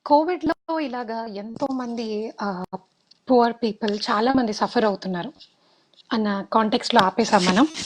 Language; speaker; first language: Telugu; native; Telugu